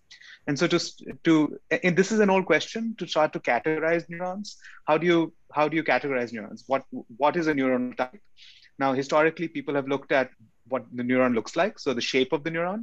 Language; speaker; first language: English; non-native, local second language; Hindi